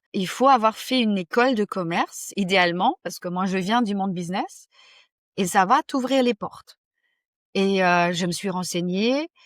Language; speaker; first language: French; non-native, fluent; German